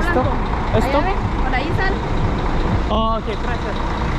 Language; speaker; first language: Spanish; non-native, learner; Korean